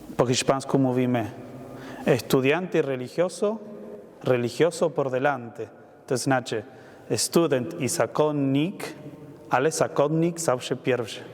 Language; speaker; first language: Polish; non-native, learner; Spanish